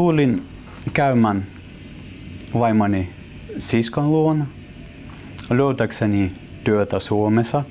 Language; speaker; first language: Finnish; non-native, learner; Ukrainian